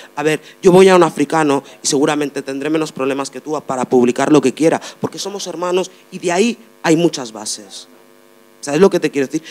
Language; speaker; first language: Spanish; non-native, fluent; Arabic